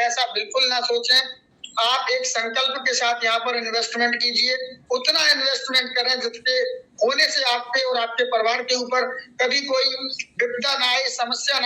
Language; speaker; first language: Hindi; native; Hindi